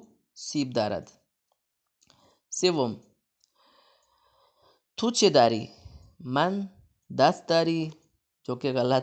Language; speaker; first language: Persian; non-native, fluent; Urdu